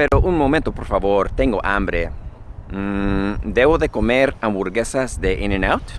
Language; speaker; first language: Spanish; early bilingual, heritage; Spanish